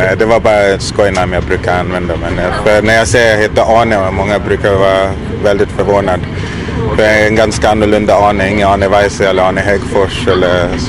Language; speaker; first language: Swedish; non-native, learner; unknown